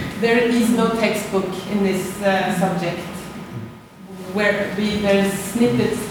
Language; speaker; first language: English; non-native, fluent; Norwegian